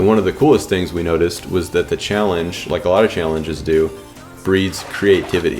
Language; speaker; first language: English; native; English